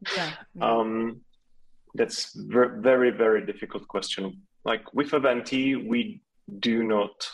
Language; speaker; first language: English; non-native, fluent; Czech